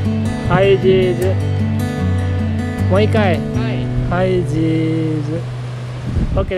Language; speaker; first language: Japanese; non-native, fluent; Indonesian